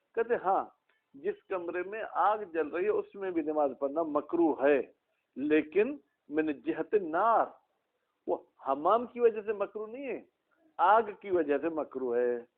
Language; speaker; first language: Urdu; non-native, local second language; Sindhi